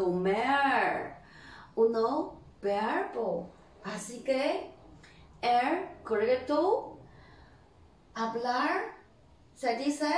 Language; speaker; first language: Spanish; non-native, learner; Chinese